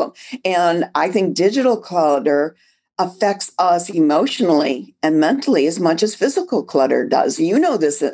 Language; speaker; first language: English; native; English